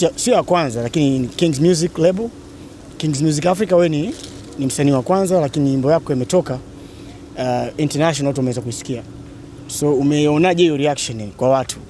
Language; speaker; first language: Swahili; native; Swahili